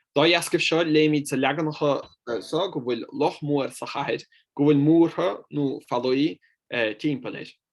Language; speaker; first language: Irish; non-native, fluent; Italian